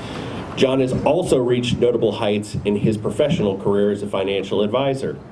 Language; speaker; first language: English; native; English